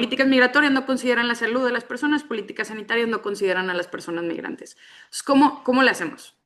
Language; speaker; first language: Spanish; native; Spanish